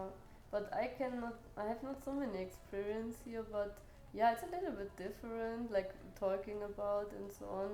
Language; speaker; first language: English; non-native, fluent; German